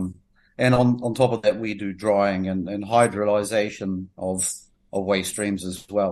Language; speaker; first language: English; native; English